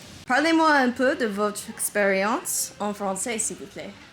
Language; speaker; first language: French; non-native, learner; English